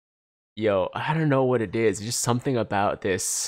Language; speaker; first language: English; native; English